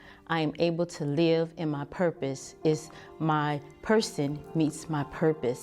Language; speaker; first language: English; native; English